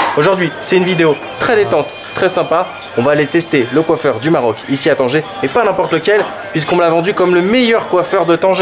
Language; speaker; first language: French; native; French